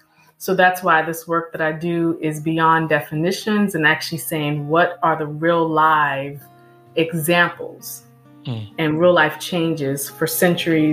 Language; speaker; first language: English; native; English